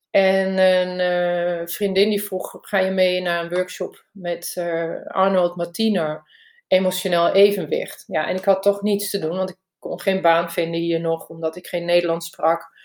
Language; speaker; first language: Dutch; non-native, fluent; German